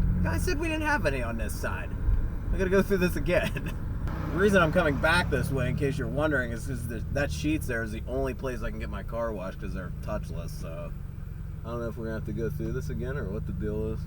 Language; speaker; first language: English; native; English